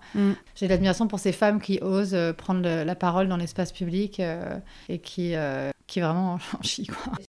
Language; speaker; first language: French; native; French